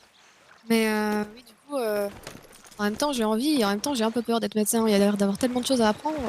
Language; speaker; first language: French; native; French